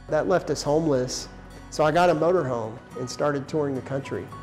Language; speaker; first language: English; native; English